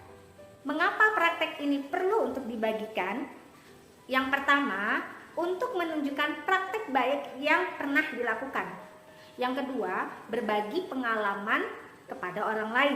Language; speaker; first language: Indonesian; native; Indonesian